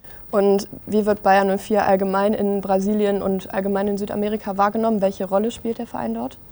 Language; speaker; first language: German; native; German